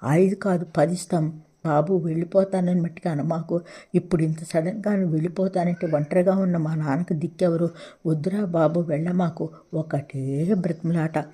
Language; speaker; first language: Telugu; native; Telugu